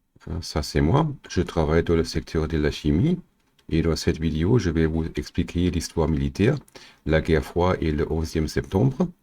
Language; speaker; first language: French; non-native, learner; German